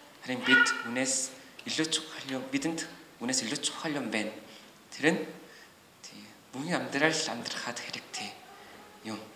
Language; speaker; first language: Mongolian; non-native, learner; Korean